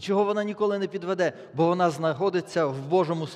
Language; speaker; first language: Polish; non-native, learner; Ukrainian